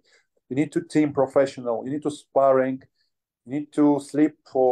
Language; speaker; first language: English; non-native, learner; Ukrainian